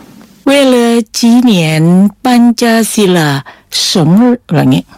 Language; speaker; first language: Chinese; native; Chinese